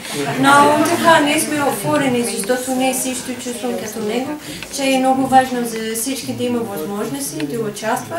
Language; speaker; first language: Bulgarian; non-native, learner; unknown